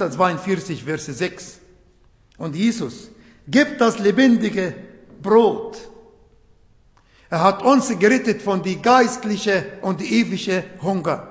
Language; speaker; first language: German; non-native, fluent; Arabic